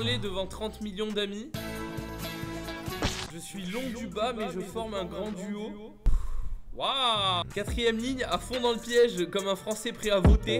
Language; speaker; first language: French; native; French